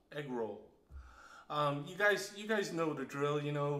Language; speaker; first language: English; native; English